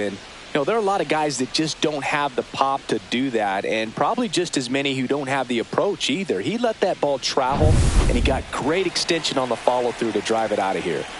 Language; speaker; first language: English; native; English